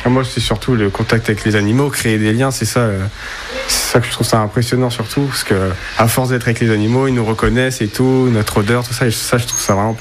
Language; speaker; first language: French; native; French